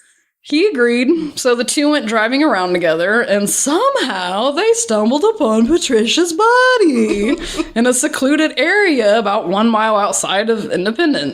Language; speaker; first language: English; native; English